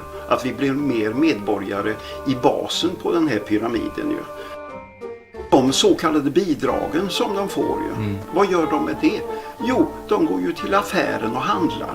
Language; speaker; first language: Swedish; native; Swedish